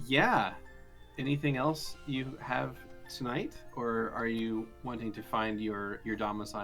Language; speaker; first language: English; native; English